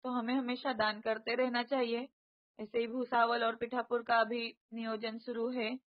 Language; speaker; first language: Hindi; non-native, local second language; Marathi